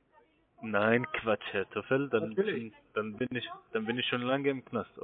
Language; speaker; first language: German; non-native, fluent; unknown